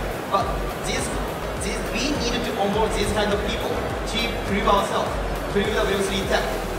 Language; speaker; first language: English; non-native, fluent; Japanese